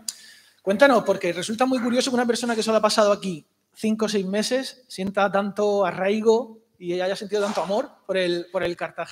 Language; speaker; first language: Spanish; native; Spanish